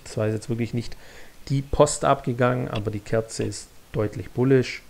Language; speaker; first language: German; native; German